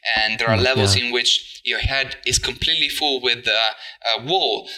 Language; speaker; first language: English; non-native, fluent; Italian